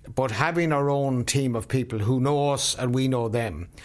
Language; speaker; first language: English; native; English